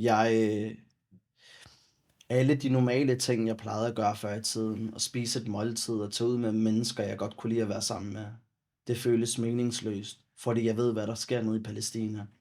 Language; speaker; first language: Danish; early bilingual, other home language; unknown